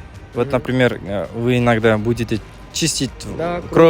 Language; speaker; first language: Russian; non-native, local second language; Kazakh